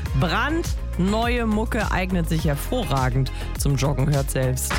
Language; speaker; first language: German; native; German